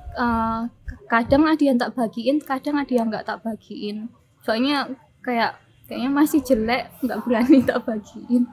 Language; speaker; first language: Indonesian; early bilingual, other home language; German